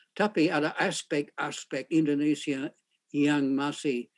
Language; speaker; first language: Indonesian; non-native, fluent; English